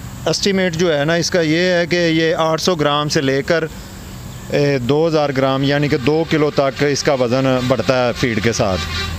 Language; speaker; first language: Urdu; non-native, local second language; Punjabi